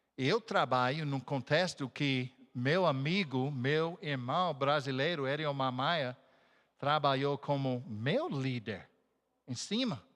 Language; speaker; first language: Portuguese; non-native, fluent; English